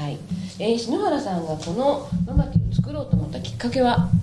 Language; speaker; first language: Japanese; native; Japanese